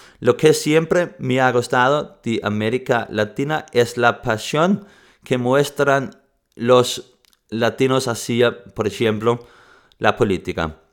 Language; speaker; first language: Spanish; non-native, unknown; Danish